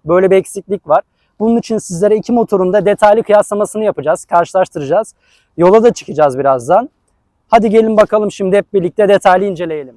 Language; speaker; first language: Turkish; native; Turkish